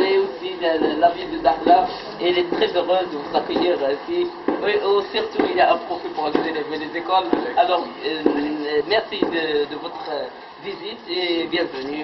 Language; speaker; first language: French; non-native, local second language; Arabic